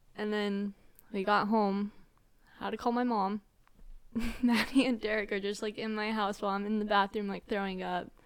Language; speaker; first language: English; native; English